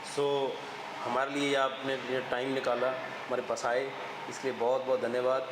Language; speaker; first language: Hindi; non-native, local second language; Punjabi